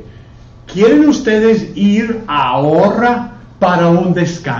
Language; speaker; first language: Spanish; non-native, fluent; English